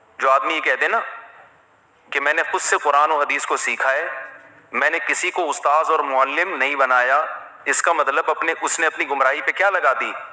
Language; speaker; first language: Urdu; non-native, local second language; Pashto